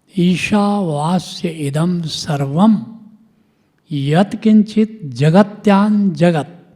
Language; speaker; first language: Hindi; non-native, local second language; Bhojpuri